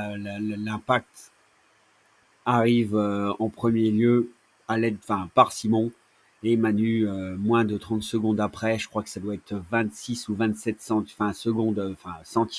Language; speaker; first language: French; native; French